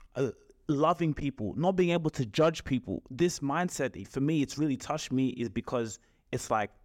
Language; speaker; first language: English; native; English